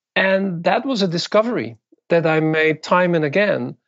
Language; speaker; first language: English; non-native, fluent; Dutch